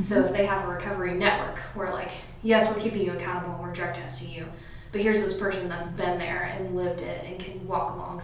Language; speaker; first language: English; native; English